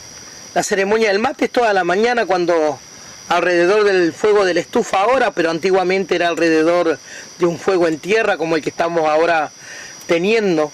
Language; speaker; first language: Spanish; native; Spanish